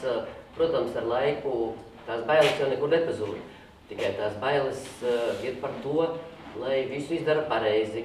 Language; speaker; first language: Latvian; native; Latvian